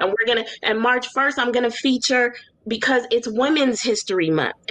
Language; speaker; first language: English; native; English